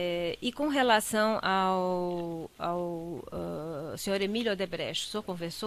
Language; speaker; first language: Portuguese; native; Portuguese